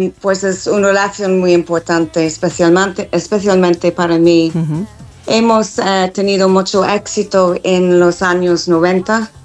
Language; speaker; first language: Spanish; non-native, fluent; English